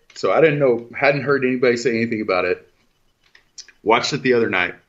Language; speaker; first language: English; native; English